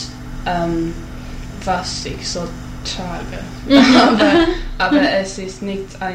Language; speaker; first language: German; non-native, learner; English